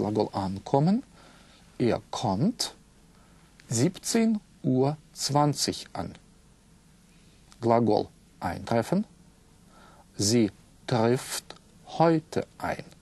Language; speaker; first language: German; non-native, fluent; Russian